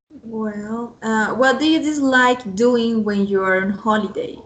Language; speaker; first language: English; non-native, fluent; Spanish